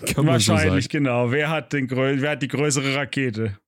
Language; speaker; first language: German; native; German